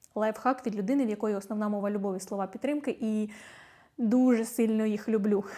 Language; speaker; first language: Ukrainian; native; Ukrainian